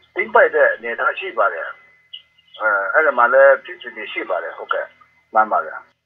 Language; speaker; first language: Burmese; non-native, local second language; Kachin